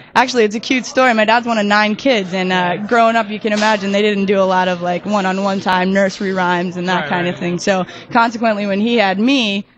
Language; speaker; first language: English; native; English